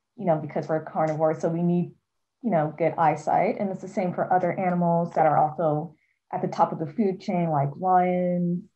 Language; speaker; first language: English; native; English